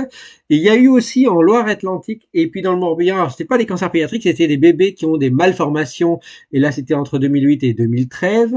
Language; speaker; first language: French; native; French